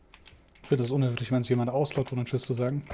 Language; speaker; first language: German; native; German